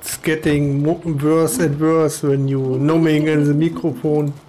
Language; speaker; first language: English; non-native, learner; German